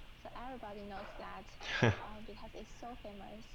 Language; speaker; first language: English; non-native, learner; Chinese